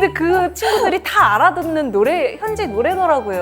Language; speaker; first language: Korean; native; Korean